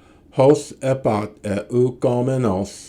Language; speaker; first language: Greek; non-native, fluent; English